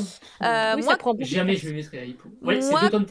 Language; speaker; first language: French; native; French